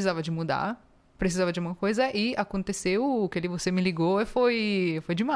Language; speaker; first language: Portuguese; non-native, fluent; Italian